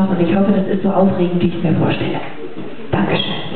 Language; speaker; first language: German; native; German